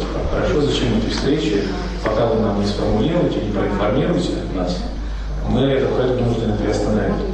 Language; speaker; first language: Russian; native; Russian